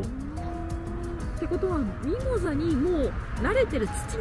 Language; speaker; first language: Japanese; native; Japanese